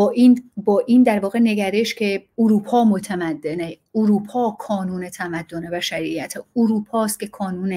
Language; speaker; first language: Persian; native; Persian